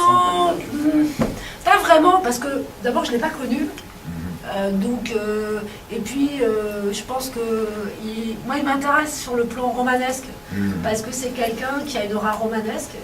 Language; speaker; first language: French; native; French